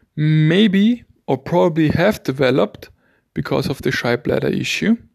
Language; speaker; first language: English; non-native, fluent; German